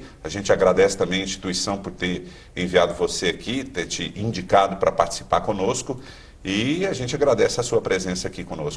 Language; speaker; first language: Portuguese; native; Portuguese